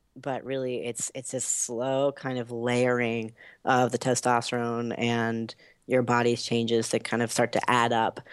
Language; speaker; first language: English; native; English